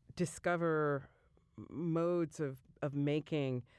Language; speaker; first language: English; native; English